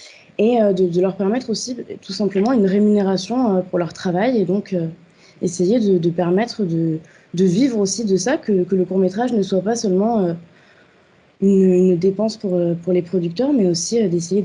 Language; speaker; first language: French; native; French